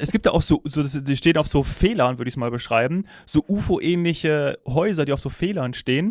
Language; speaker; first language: German; native; German